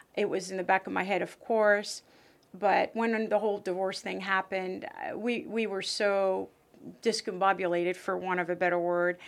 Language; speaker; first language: English; early bilingual, other home language; French